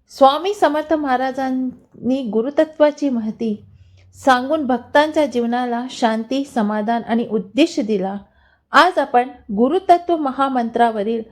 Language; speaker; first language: Marathi; non-native, local second language; Hindi